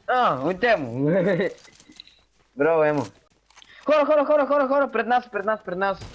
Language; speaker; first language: Bulgarian; native; Bulgarian